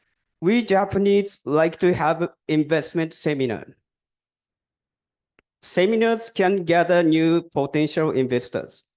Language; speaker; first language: English; non-native, fluent; Japanese